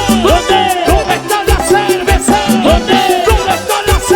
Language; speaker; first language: Spanish; native; Spanish